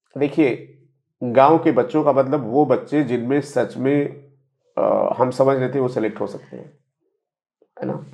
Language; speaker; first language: Hindi; native; Hindi